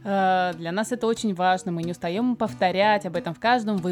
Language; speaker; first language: Russian; native; Russian